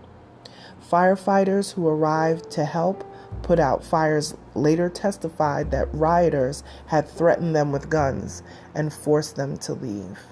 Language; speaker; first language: English; native; English